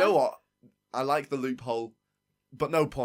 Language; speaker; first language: English; native; English